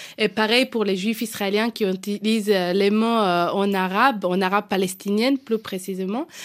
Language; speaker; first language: French; non-native, fluent; Hebrew